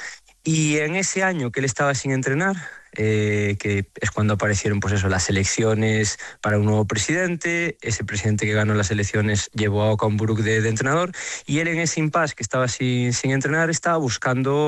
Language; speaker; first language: Spanish; native; Spanish